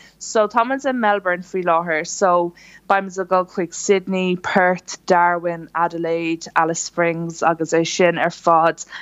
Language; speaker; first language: Irish; non-native, local second language; English